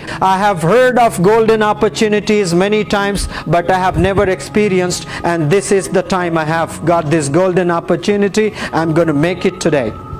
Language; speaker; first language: English; non-native, local second language; Urdu